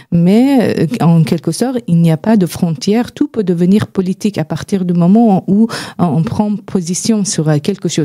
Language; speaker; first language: French; non-native, fluent; Persian